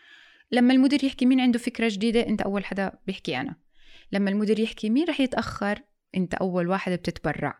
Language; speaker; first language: Arabic; native; Arabic